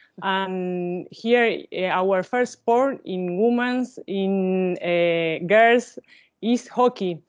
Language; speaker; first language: English; non-native, learner; Spanish